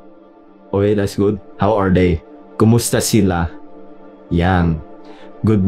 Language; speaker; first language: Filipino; non-native, learner; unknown